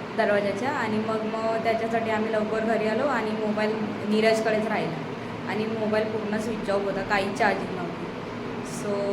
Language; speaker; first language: Marathi; native; Marathi